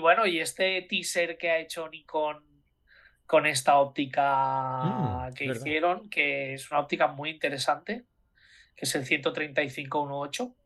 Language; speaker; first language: Spanish; native; Spanish